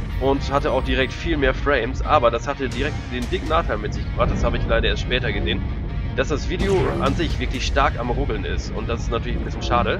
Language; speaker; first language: German; native; German